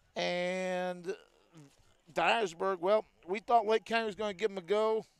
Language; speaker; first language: English; native; English